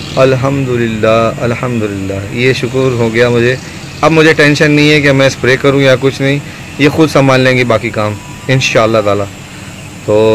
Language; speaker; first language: Urdu; native; Urdu